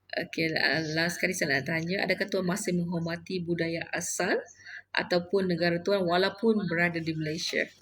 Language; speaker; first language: Malay; native; Malay